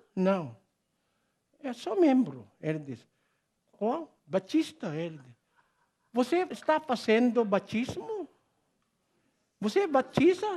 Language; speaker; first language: Portuguese; non-native, learner; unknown